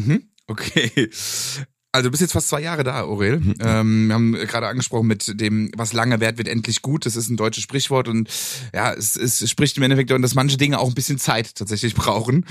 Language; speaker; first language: German; native; German